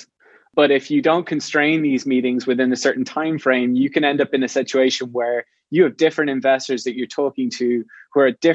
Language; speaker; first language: English; native; English